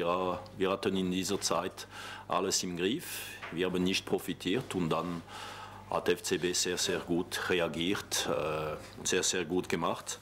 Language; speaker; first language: German; non-native, local second language; French